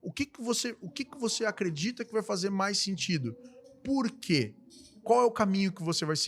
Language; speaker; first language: Portuguese; native; Portuguese